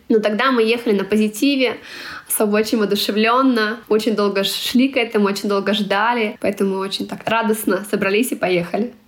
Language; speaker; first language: Russian; non-native, local second language; Tatar